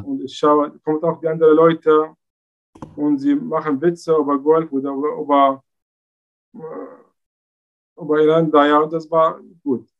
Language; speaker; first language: German; non-native, learner; Arabic